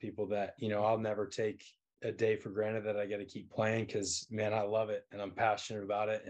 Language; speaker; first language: English; native; English